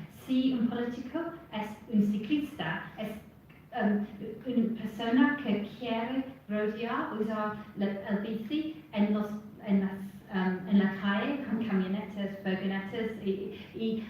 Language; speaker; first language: Spanish; non-native, fluent; English